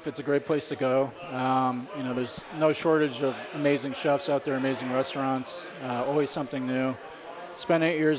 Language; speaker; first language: English; native; English